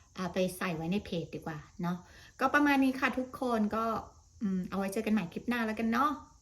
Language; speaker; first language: Thai; native; Thai